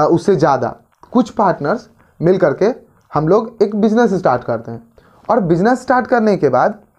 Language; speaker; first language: Hindi; native; Hindi